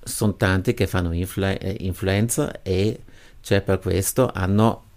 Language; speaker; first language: Italian; non-native, local second language; German